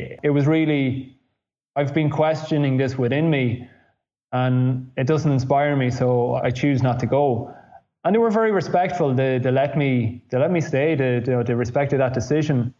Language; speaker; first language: English; native; English